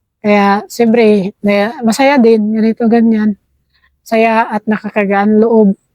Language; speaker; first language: Filipino; non-native, local second language; Cebuano